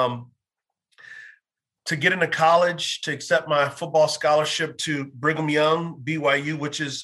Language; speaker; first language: English; native; English